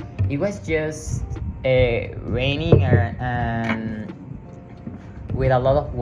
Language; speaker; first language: English; non-native, learner; Spanish